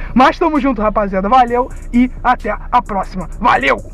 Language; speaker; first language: Portuguese; native; Portuguese